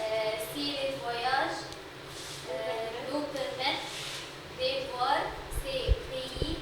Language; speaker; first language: French; non-native, learner; Arabic